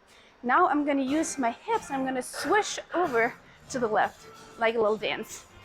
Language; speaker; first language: English; native; English